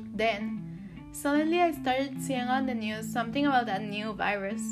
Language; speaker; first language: English; early bilingual, other home language; Spanish